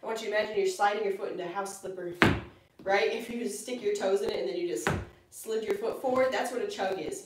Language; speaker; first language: English; native; English